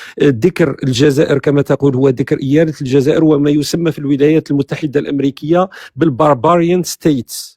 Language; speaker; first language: Arabic; native; Arabic